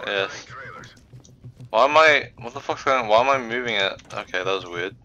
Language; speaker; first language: English; native; English